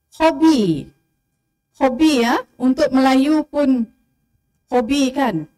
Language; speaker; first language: Malay; non-native, local second language; Iban